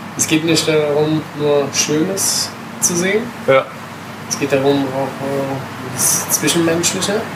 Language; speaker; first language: German; non-native, fluent; Italian